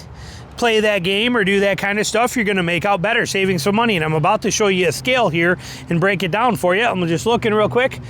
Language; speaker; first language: English; native; English